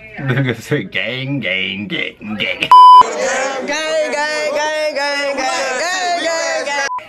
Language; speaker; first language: English; native; English